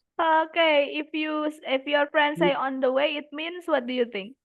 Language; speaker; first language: English; non-native, fluent; Indonesian